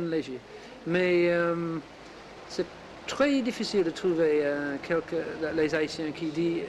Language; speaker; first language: French; non-native, learner; English